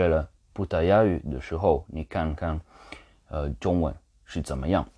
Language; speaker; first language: Chinese; non-native, learner; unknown